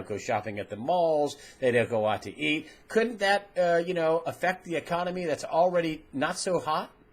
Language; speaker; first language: English; native; English